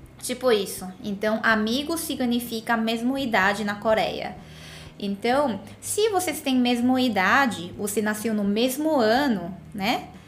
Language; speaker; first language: Portuguese; non-native, fluent; Korean